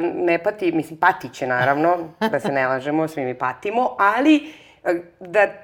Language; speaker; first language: Serbian; native; Serbian